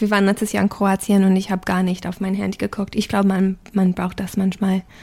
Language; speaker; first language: German; non-native, fluent; English